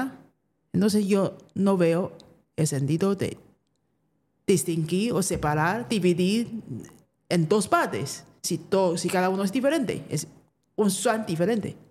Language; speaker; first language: Spanish; non-native, fluent; Chinese